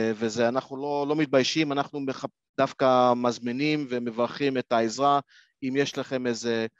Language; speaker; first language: Hebrew; non-native, fluent; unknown